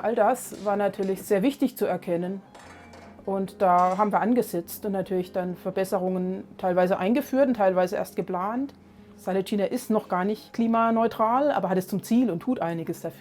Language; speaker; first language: German; native; German